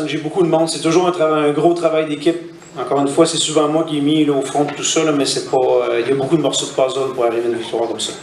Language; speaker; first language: French; native; French